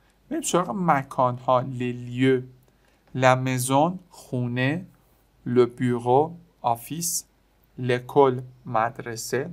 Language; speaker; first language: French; non-native, fluent; Persian